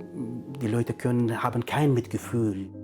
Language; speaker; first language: German; non-native, fluent; Kurdish